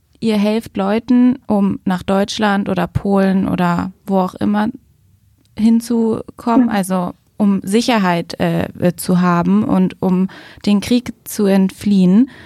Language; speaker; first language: German; native; German